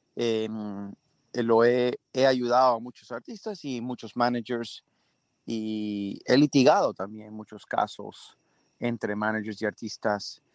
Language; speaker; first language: Spanish; early bilingual, heritage; Spanish